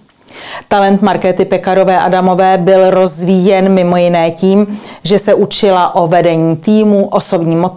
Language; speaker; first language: Czech; native; Czech